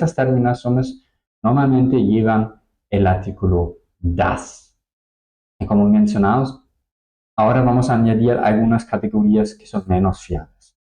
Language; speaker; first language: Spanish; non-native, fluent; German